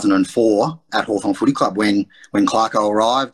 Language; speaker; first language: English; native; English